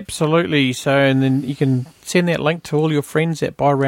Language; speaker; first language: English; native; English